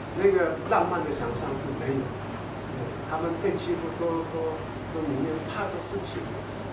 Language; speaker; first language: Chinese; non-native, local second language; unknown